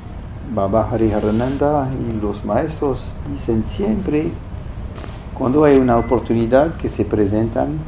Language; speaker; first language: Spanish; non-native, fluent; French